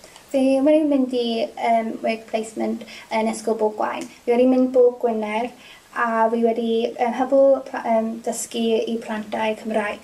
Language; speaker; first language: Welsh; non-native, local second language; English